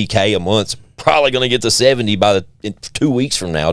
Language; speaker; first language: English; native; English